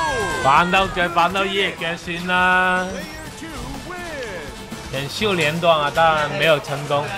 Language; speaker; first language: Chinese; native; Chinese